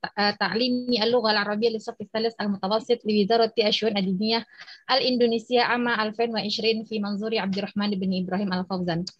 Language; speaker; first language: Arabic; non-native, fluent; Indonesian